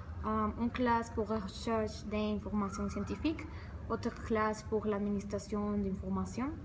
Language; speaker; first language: French; non-native, learner; Spanish